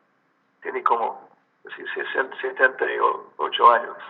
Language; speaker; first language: Spanish; non-native, learner; English